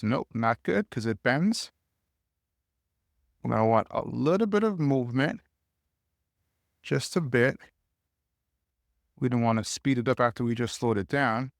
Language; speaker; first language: English; native; English